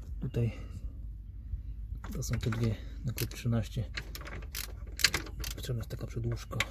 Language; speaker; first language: Polish; native; Polish